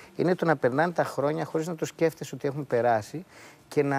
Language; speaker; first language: Greek; native; Greek